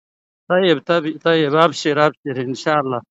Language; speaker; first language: Arabic; non-native, learner; Urdu